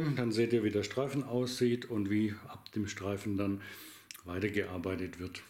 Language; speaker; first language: German; native; German